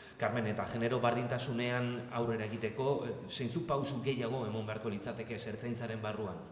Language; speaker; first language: Basque; native; Basque